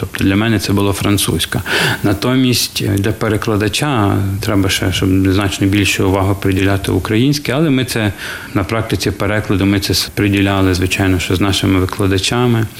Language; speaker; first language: Ukrainian; native; Ukrainian